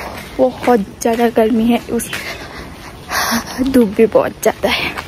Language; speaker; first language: Hindi; non-native, local second language; Bodo